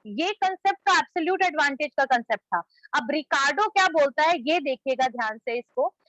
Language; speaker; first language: Hindi; native; Hindi